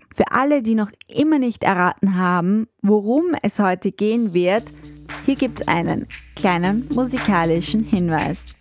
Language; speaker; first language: German; native; German